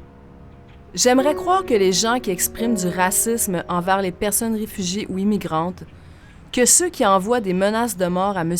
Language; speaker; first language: French; native; French